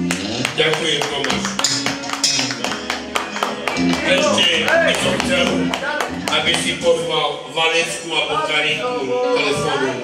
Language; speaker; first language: Slovak; non-native, local second language; Romany